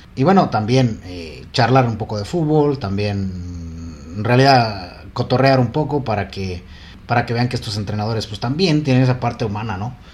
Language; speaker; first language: Spanish; native; Spanish